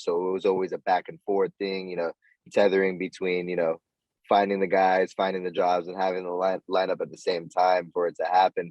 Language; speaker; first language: English; native; English